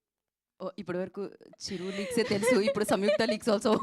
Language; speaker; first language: Telugu; native; Telugu